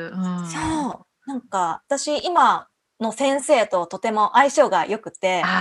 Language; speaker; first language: Japanese; native; Japanese